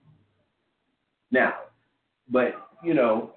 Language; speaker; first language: English; native; English